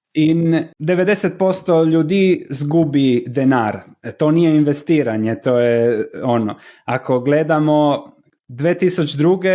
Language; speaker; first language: Slovenian; non-native, learner; Croatian